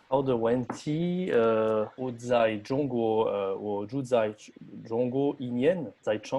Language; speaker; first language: Chinese; non-native, learner; French